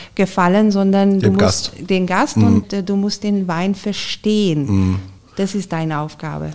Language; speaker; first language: German; non-native, fluent; Hungarian